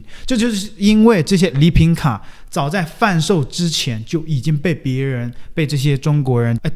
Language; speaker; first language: Chinese; native; Chinese